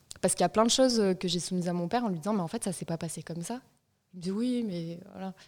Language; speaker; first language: French; native; French